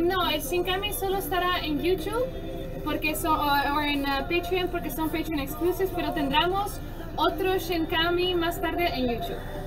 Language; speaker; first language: Spanish; early bilingual, heritage; Spanish